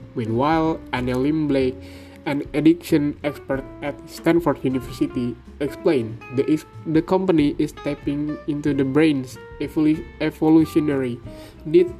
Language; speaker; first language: English; non-native, learner; Indonesian